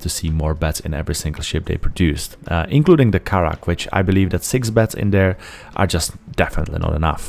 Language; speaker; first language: English; non-native, fluent; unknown